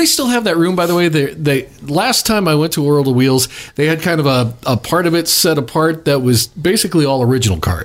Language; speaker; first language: English; native; English